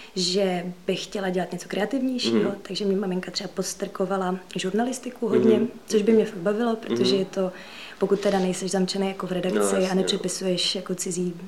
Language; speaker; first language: Czech; early bilingual, other home language; Russian